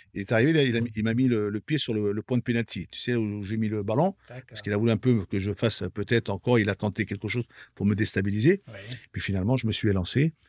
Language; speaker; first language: French; native; French